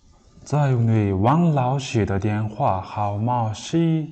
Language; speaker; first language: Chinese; non-native, learner; Mongolian